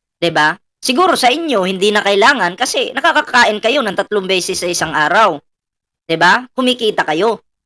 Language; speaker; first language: Filipino; non-native, local second language; Cebuano